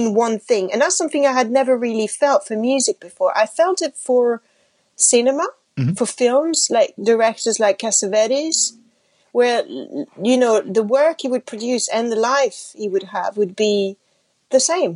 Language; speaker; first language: English; non-native, fluent; French